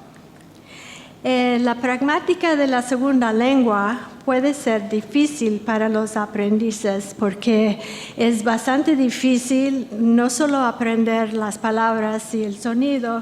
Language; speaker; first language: Spanish; non-native, fluent; English